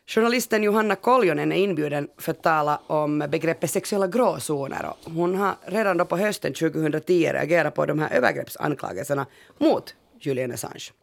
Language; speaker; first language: Swedish; native; Swedish